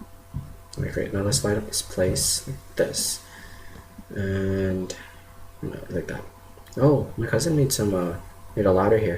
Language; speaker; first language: English; native; English